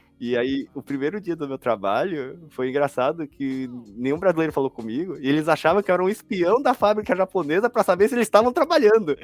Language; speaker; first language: Portuguese; native; Portuguese